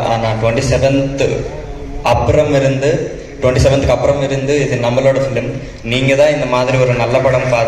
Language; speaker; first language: Tamil; non-native, learner; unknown